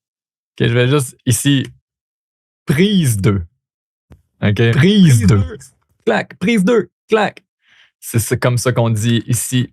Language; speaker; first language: French; native; French